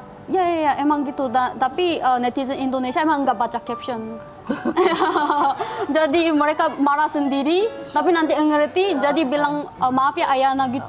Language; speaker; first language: Indonesian; non-native, fluent; Korean